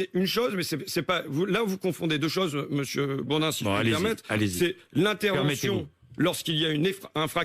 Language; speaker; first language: French; native; French